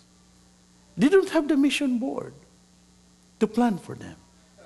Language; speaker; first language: English; non-native, local second language; Cebuano